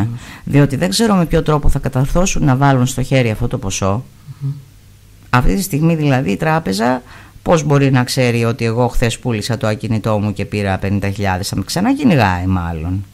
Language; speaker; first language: Greek; native; Greek